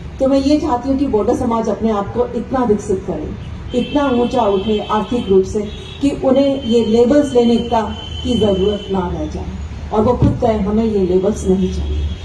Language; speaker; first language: Hindi; native; Hindi